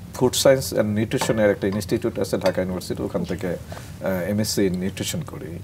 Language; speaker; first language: Bangla; native; Bangla